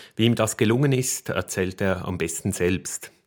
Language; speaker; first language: German; native; German